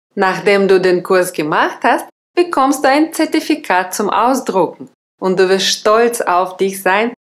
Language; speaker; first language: German; non-native, fluent; Russian